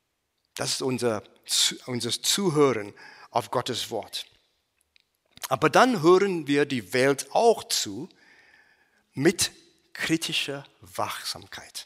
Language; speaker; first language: German; non-native, fluent; English